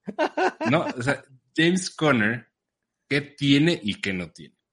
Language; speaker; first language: Spanish; native; Spanish